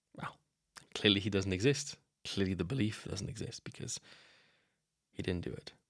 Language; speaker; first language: English; non-native, fluent; Slovenian